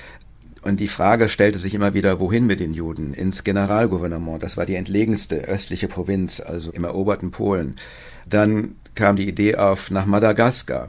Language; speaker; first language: German; native; German